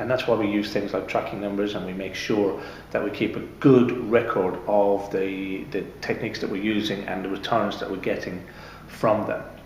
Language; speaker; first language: English; native; English